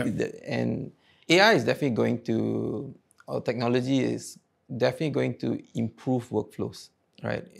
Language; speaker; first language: English; non-native, local second language; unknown